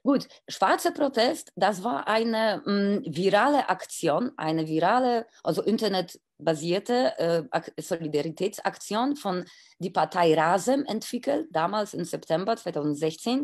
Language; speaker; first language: German; non-native, fluent; Polish